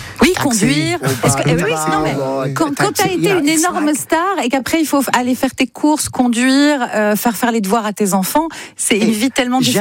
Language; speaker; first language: French; native; French